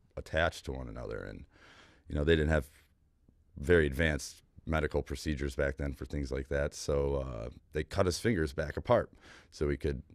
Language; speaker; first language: English; native; English